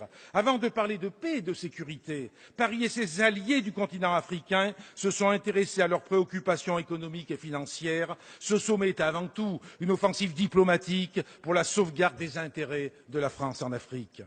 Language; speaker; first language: French; native; French